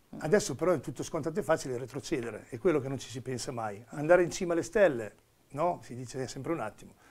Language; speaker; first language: Italian; native; Italian